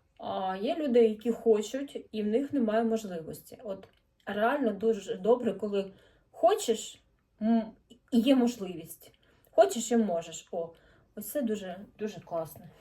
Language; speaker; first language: Ukrainian; native; Ukrainian